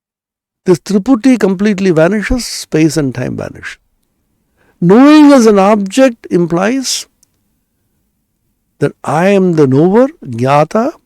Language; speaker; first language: English; non-native, local second language; Bangla